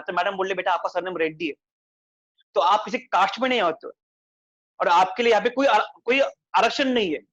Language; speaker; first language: Hindi; non-native, local second language; Marathi